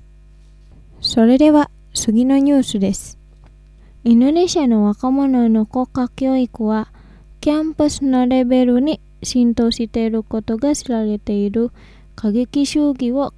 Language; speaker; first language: Japanese; non-native, fluent; Indonesian